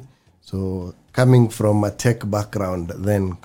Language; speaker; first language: English; non-native, local second language; Swahili